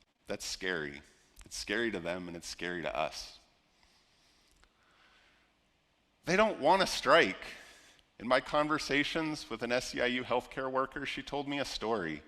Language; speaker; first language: English; native; English